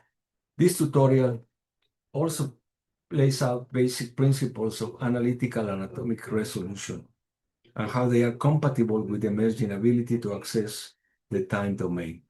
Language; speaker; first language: English; non-native, fluent; Spanish